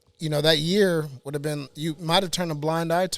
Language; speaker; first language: English; native; English